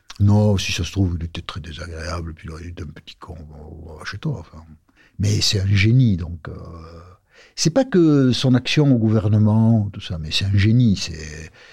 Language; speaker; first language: French; non-native, local second language; Basque